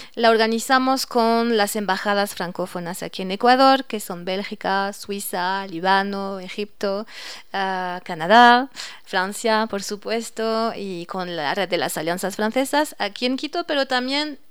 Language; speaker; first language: Spanish; non-native, fluent; French